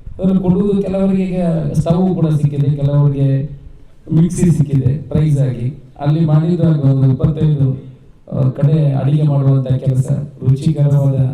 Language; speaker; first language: Kannada; non-native, local second language; Tulu